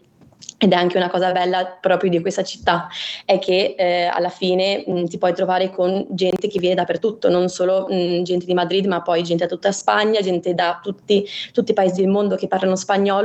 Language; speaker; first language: Italian; native; Italian